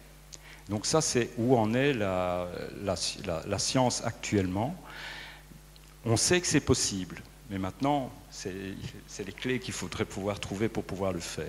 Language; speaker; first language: French; native; French